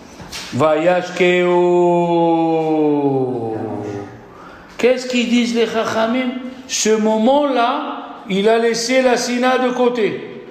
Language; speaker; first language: French; native; French